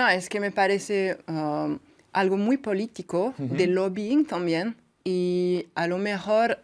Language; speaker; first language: Spanish; non-native, fluent; French